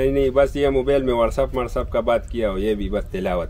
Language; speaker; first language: Hindi; non-native, local second language; Pashto